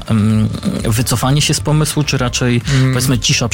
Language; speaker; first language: Polish; native; Polish